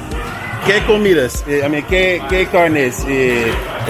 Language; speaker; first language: Spanish; non-native, learner; English